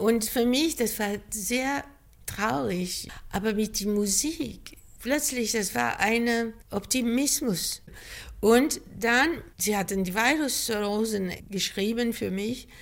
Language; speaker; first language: German; non-native, fluent; Greek